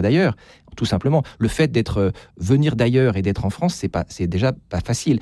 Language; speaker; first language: French; native; French